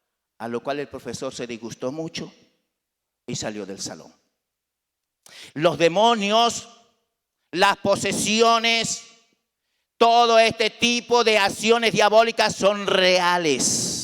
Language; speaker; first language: Spanish; native; Spanish